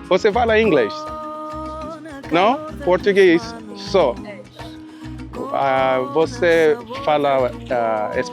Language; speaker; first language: Portuguese; non-native, learner; English